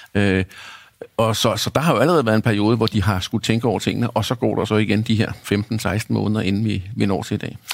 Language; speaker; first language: Danish; native; Danish